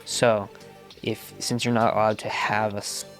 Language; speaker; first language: English; native; English